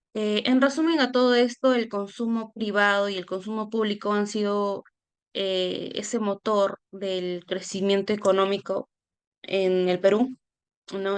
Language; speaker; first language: Spanish; native; Spanish